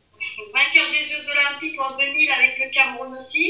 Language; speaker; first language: French; native; French